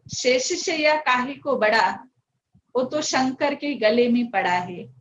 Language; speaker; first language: Hindi; non-native, local second language; Marathi